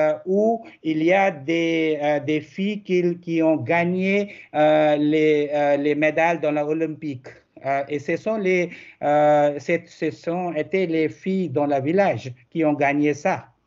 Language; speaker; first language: French; non-native, learner; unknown